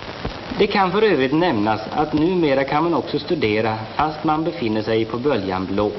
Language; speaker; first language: Swedish; native; Swedish